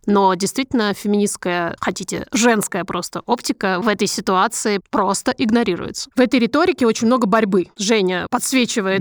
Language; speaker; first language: Russian; native; Russian